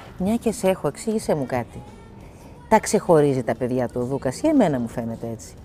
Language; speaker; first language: Greek; native; Greek